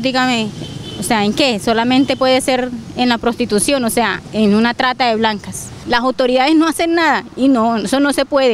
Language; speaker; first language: Spanish; native; Spanish